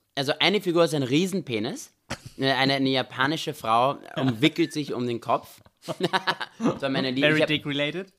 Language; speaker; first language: German; native; German